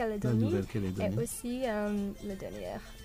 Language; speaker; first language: French; non-native, learner; English